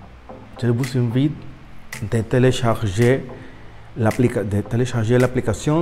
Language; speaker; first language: French; non-native, learner; Spanish